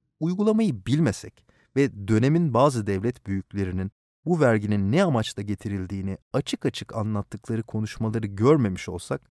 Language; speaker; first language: Turkish; native; Turkish